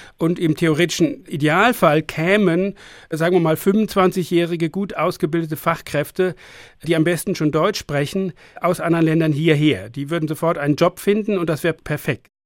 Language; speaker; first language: German; native; German